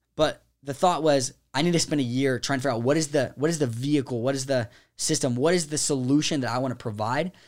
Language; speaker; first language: English; native; English